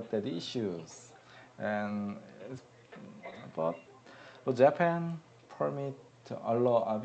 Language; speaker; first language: English; non-native, learner; Korean